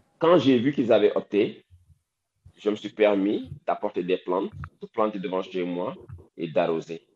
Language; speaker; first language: French; non-native, local second language; Wolof